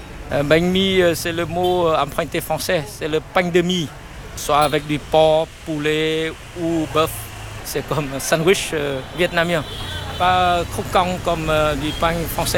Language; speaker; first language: French; non-native, fluent; Vietnamese